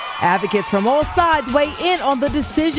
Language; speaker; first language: English; native; English